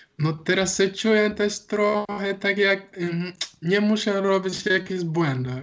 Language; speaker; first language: Polish; non-native, learner; Wolof